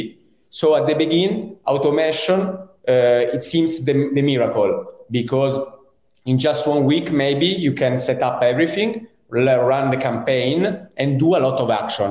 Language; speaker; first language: English; non-native, fluent; Italian